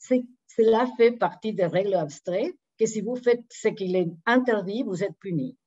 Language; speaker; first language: French; non-native, fluent; Spanish